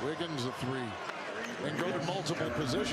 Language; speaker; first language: English; native; English